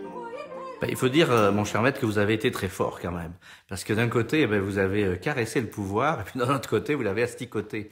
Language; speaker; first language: French; native; French